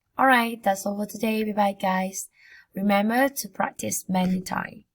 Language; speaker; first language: English; non-native, fluent; Vietnamese